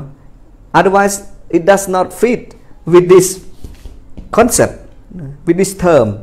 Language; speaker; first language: English; non-native, fluent; Khmer